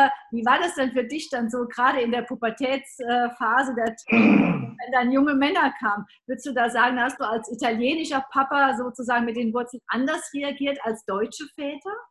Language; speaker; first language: German; native; German